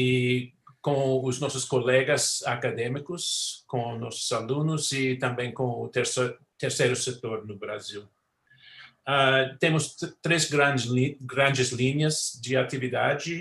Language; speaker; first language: Portuguese; non-native, fluent; English